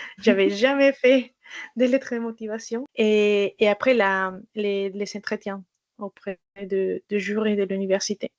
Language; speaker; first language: French; non-native, fluent; Spanish